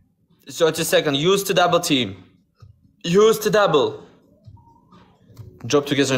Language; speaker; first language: English; non-native, learner; Russian